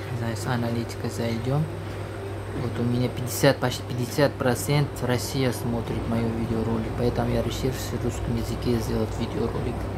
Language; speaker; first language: Russian; non-native, local second language; Uzbek